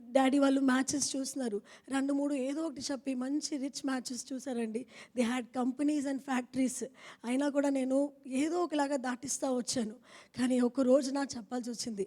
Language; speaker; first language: Telugu; non-native, fluent; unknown